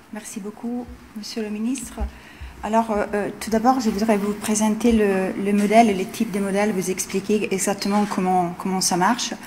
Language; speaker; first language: French; non-native, fluent; Italian